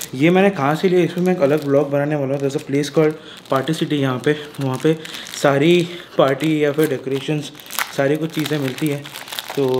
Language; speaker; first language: Hindi; non-native, local second language; Marathi